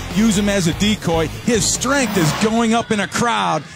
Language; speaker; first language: English; native; English